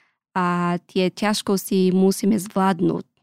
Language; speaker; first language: Slovak; non-native, learner; Pashto